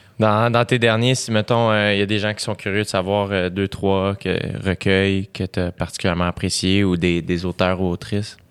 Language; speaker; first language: French; native; French